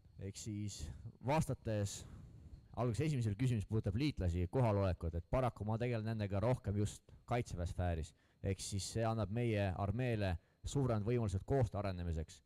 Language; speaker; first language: Estonian; non-native, local second language; Russian